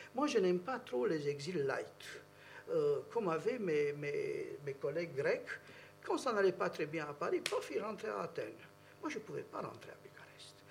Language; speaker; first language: French; non-native, fluent; Romanian